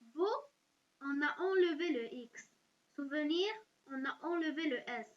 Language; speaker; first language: French; non-native, local second language; Arabic